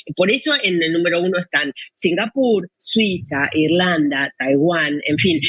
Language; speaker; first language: Spanish; native; Spanish